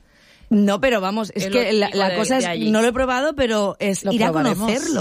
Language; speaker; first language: Spanish; native; Spanish